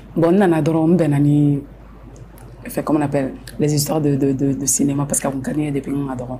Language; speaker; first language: French; non-native, local second language; Soninke